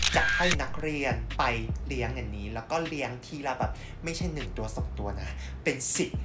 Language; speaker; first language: Thai; non-native, fluent; Chinese